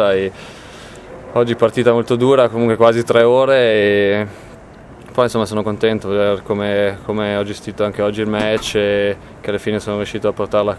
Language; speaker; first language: Italian; non-native, local second language; German